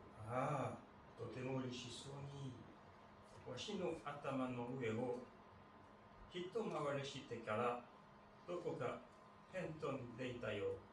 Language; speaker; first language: Japanese; non-native, learner; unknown